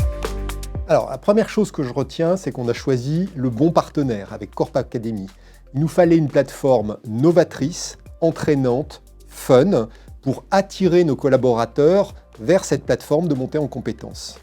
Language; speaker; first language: French; native; French